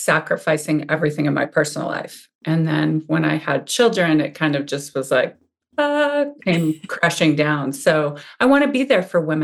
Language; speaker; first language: English; native; English